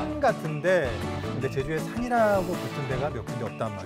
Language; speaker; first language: Korean; native; Korean